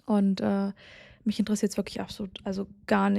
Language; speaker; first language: German; native; German